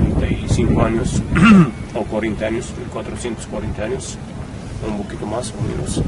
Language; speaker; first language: Spanish; non-native, learner; Arabic